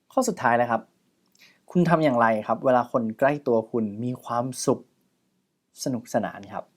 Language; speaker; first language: Thai; native; Thai